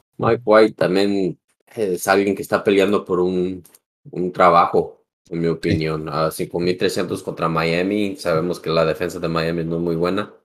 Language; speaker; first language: Spanish; early bilingual, heritage; Spanish